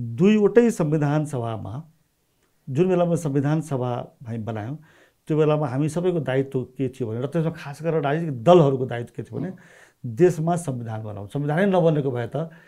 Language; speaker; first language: Nepali; non-native, local second language; Maithili